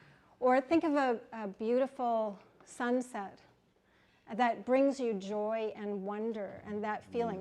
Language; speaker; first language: English; native; English